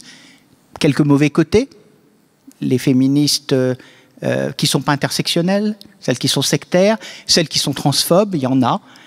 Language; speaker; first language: French; native; French